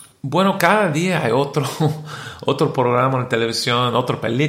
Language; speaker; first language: Spanish; non-native, learner; English